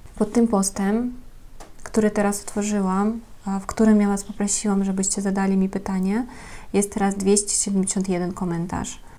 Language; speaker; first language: Polish; non-native, fluent; Russian